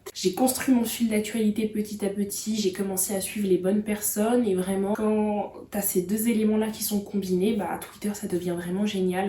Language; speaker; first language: French; native; French